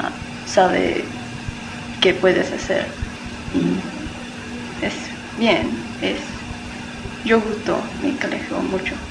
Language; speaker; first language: Spanish; non-native, learner; English